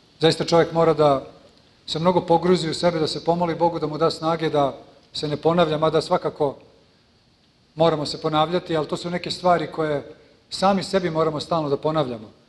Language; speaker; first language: Serbian; early bilingual, heritage; Serbian